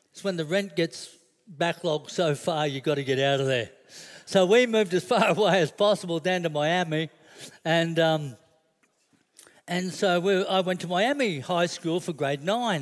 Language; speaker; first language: English; native; English